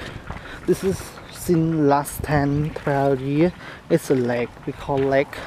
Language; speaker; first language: English; non-native, learner; Khmer